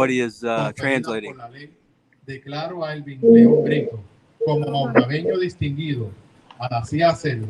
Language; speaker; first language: Spanish; native; Spanish